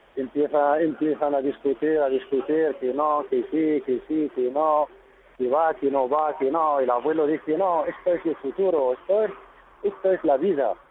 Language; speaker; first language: Spanish; non-native, fluent; Arabic